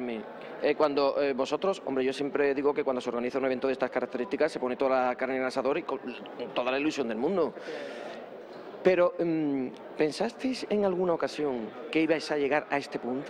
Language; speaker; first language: Spanish; native; Spanish